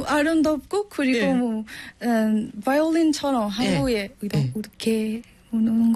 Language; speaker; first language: Korean; non-native, learner; Thai